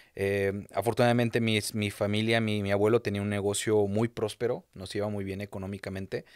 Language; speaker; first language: Spanish; native; Spanish